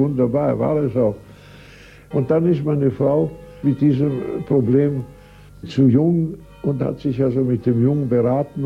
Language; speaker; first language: German; native; German